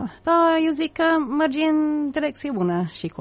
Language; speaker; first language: Romanian; non-native, learner; English